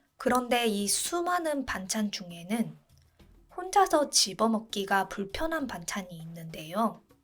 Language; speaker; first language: Korean; non-native, fluent; Japanese